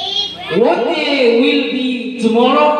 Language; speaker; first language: English; non-native, learner; Indonesian